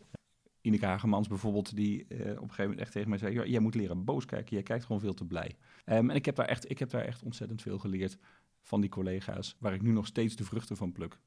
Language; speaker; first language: Dutch; native; Dutch